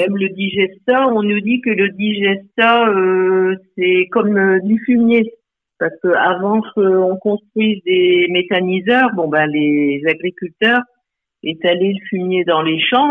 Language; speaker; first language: French; native; French